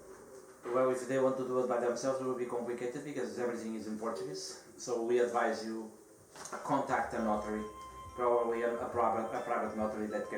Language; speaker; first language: English; non-native, fluent; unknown